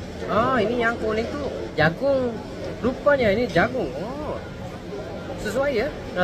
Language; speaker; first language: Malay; non-native, fluent; Korean